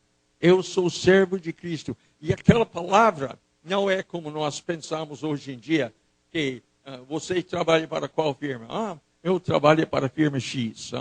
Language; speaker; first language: Portuguese; non-native, fluent; English